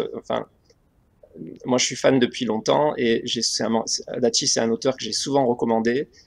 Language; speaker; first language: French; native; French